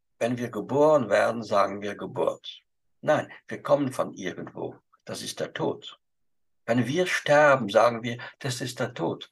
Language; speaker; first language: German; non-native, fluent; French